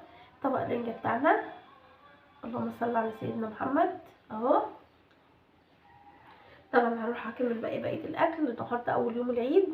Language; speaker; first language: Arabic; native; Arabic